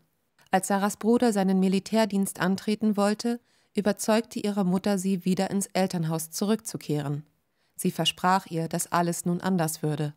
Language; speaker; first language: German; native; German